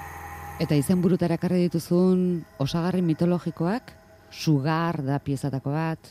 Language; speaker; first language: Basque; native; Basque